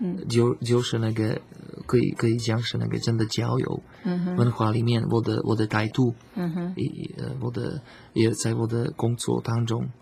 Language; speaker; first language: Chinese; non-native, learner; Slovak